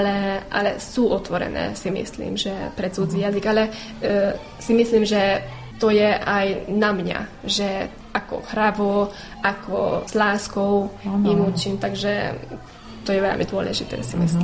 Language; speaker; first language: Slovak; non-native, local second language; Hungarian